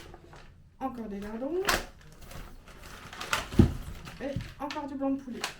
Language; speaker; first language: French; native; French